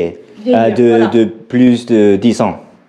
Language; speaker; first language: French; non-native, learner; English